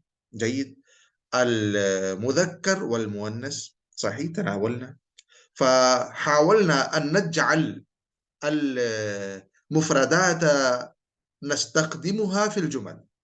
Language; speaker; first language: Arabic; non-native, fluent; Urdu